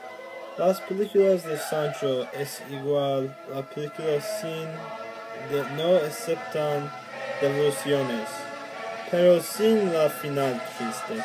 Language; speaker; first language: Spanish; non-native, learner; English